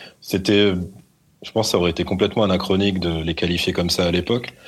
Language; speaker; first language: French; native; French